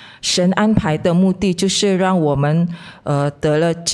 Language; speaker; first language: Chinese; non-native, fluent; Indonesian